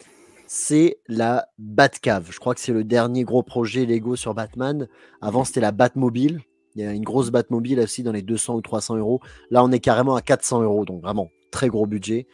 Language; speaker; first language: French; native; French